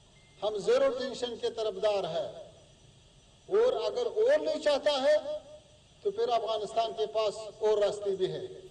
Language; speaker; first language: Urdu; non-native, fluent; Pashto